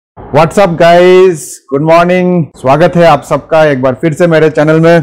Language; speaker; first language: Hindi; non-native, local second language; Bangla